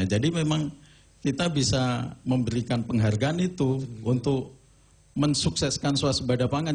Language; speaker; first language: Indonesian; non-native, local second language; Javanese